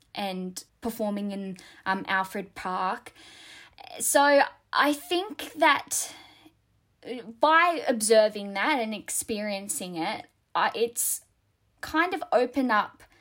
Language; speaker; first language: English; native; English